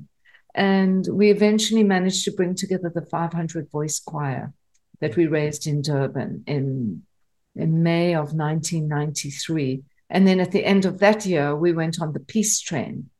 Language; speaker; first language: English; native; English